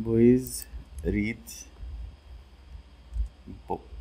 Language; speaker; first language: Arabic; native; Arabic